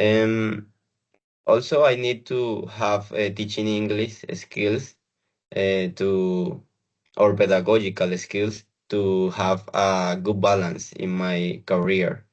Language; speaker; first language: English; non-native, learner; Spanish